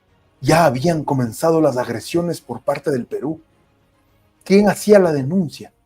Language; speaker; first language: Spanish; native; Spanish